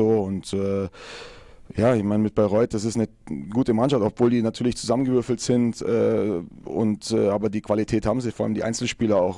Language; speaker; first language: German; native; German